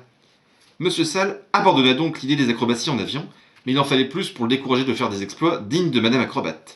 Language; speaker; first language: French; native; French